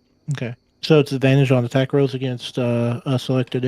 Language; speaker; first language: English; native; English